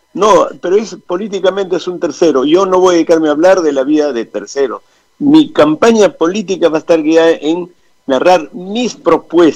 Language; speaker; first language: Spanish; native; Spanish